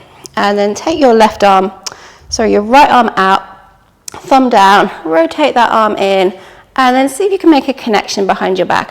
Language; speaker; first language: English; native; English